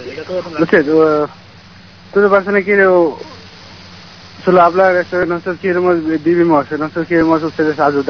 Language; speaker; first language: Spanish; non-native, learner; Bangla